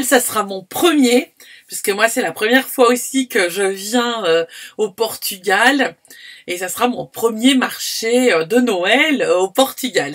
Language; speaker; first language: French; native; French